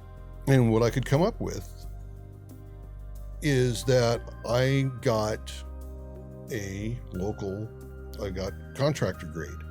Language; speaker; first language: English; native; English